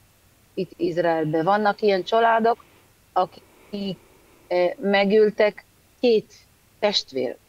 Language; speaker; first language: Hungarian; early bilingual, heritage; Hebrew